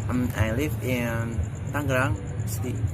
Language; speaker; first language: English; non-native, learner; Indonesian